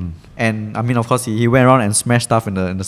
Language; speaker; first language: English; native; English